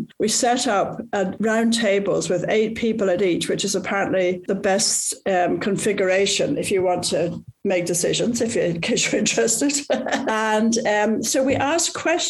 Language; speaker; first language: English; native; English